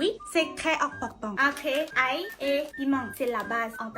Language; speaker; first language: French; non-native, learner; Thai